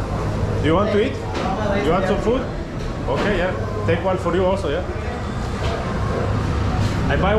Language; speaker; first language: English; non-native, learner; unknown